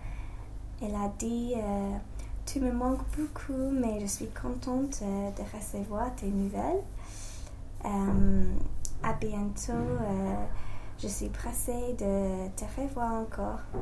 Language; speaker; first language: French; non-native, learner; English